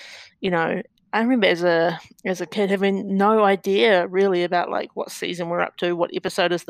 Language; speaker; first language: English; native; English